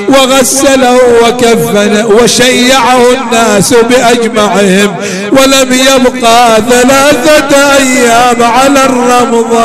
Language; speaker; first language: Arabic; native; Arabic